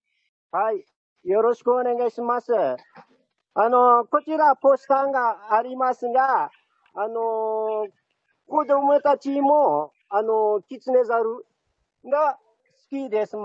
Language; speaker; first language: Japanese; non-native, fluent; Malagasy